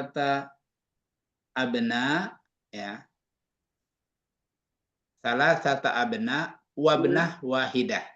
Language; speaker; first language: Arabic; non-native, fluent; Indonesian